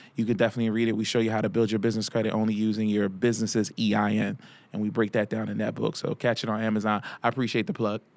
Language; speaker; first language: English; early bilingual, other home language; Haitian Creole